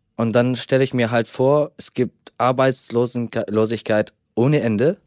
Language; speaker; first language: German; non-native, fluent; Arabic